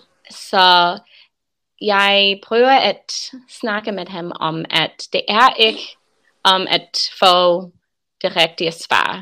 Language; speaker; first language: Danish; non-native, learner; English